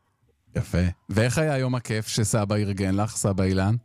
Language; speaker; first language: Hebrew; native; Hebrew